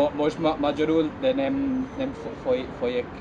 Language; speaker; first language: Hungarian; non-native, learner; English